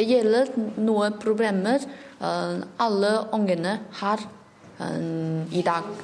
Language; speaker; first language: Norwegian; non-native, learner; Chinese